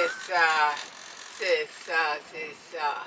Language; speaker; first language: French; non-native, fluent; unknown